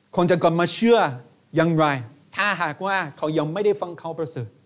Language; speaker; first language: Thai; non-native, fluent; English